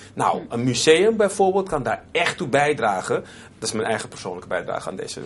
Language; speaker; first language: Dutch; native; Dutch